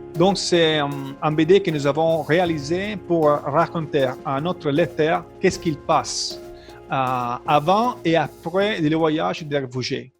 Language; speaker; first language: French; non-native, learner; Italian